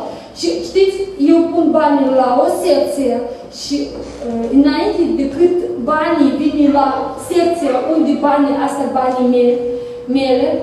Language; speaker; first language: Romanian; non-native, learner; Russian